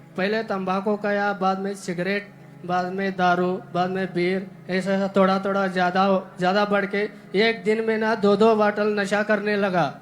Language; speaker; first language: Hindi; non-native, local second language; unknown